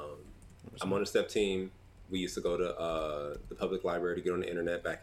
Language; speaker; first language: English; native; English